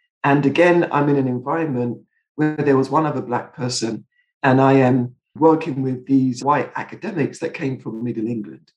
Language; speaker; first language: English; native; English